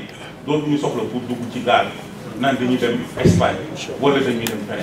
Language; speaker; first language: French; non-native, local second language; Wolof